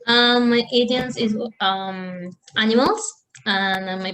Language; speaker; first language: English; non-native, learner; Spanish